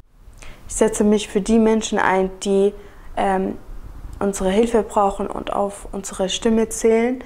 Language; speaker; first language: German; early bilingual, other home language; Kurdish